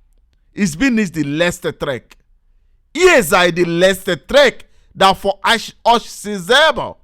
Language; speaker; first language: German; non-native, learner; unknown